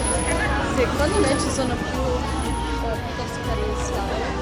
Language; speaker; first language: Italian; non-native, learner; Chinese